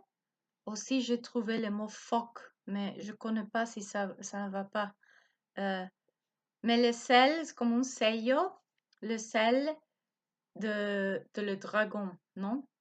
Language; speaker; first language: French; non-native, learner; Spanish